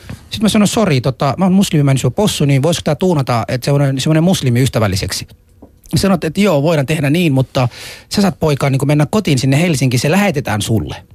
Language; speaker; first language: Finnish; non-native, fluent; Arabic